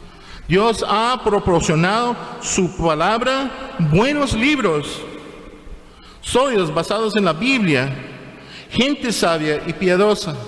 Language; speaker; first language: Spanish; non-native, fluent; English